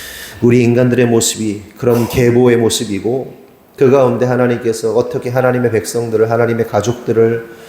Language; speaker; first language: Korean; native; Korean